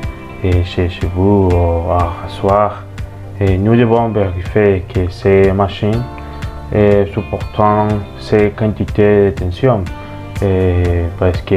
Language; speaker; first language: French; non-native, learner; Spanish